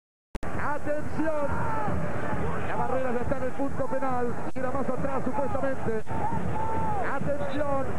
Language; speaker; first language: Spanish; native; Spanish